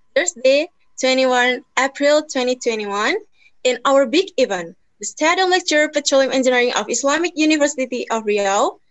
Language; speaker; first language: English; non-native, learner; Indonesian